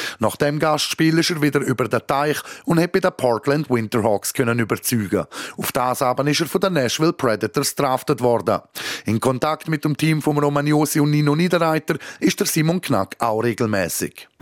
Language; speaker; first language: German; native; German